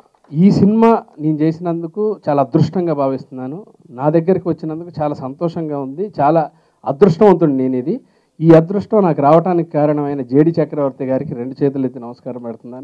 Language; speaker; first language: Telugu; native; Telugu